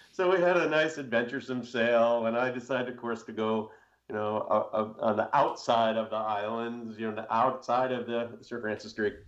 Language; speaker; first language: English; native; English